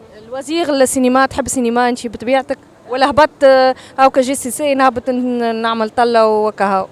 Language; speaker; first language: Arabic; native; Arabic